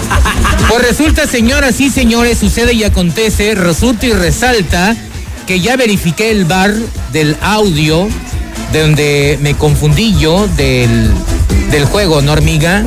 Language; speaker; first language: Spanish; native; Spanish